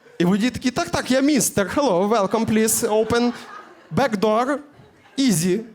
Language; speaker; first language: Ukrainian; native; Ukrainian